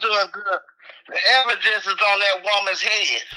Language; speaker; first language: English; native; English